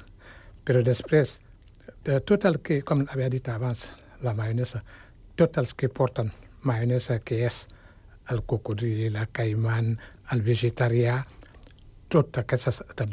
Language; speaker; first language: Catalan; non-native, fluent; Wolof